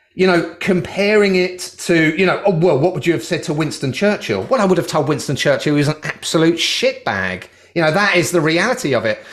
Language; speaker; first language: English; native; English